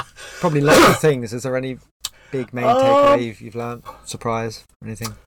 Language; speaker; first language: English; native; English